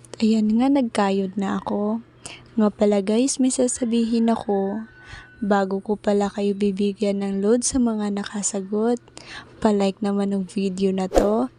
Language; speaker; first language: Filipino; non-native, local second language; Cebuano